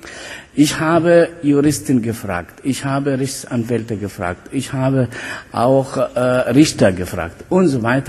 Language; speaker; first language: German; non-native, fluent; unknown